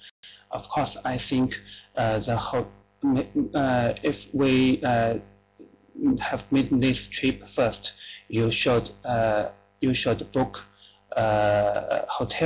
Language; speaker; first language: English; non-native, learner; Chinese